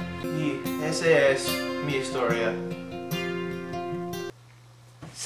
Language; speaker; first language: Spanish; non-native, learner; English